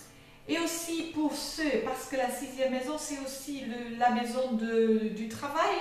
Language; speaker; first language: French; non-native, fluent; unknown